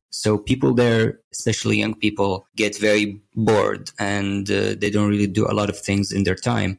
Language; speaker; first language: English; non-native, fluent; Arabic